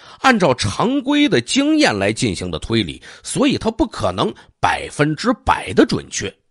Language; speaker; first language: Chinese; native; Chinese